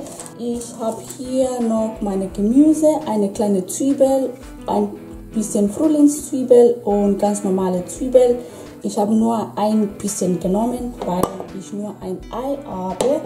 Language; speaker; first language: German; non-native, fluent; Swahili